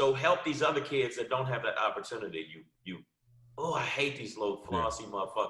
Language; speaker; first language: English; native; English